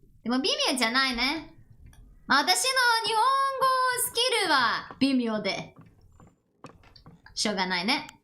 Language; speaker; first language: Japanese; non-native, learner; English